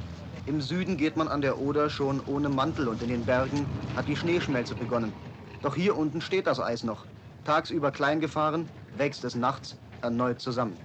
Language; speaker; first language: German; native; German